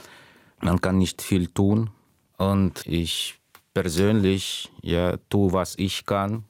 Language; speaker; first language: German; non-native, fluent; Russian